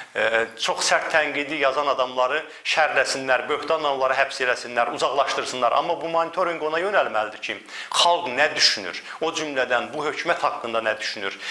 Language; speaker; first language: Azerbaijani; native; Azerbaijani